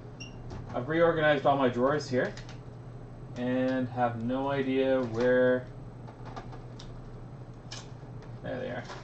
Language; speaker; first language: English; native; English